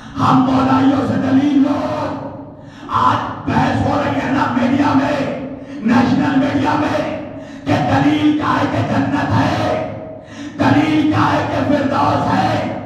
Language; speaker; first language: Urdu; native; Urdu